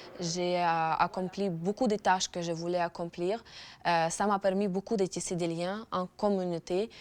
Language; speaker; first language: French; non-native, fluent; Ukrainian